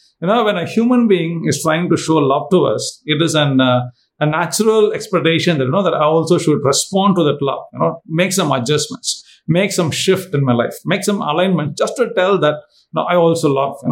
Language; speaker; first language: English; non-native, local second language; Tamil